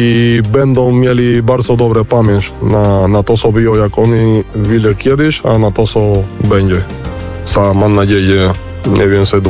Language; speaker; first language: Polish; non-native, fluent; Spanish